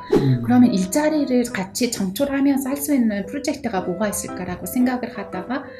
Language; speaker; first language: Korean; early bilingual, other home language; Mongolian